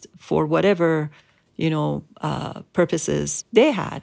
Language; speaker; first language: English; non-native, fluent; Persian